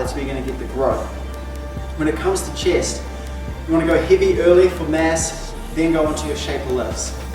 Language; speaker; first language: English; native; English